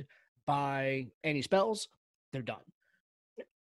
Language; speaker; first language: English; native; English